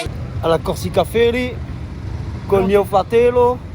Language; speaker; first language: Italian; non-native, learner; French